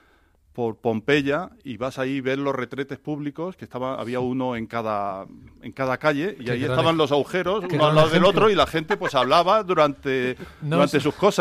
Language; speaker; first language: Spanish; native; Spanish